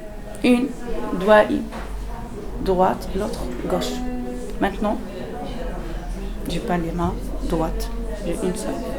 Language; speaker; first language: French; non-native, learner; Arabic